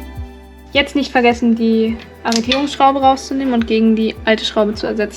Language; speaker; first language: German; native; German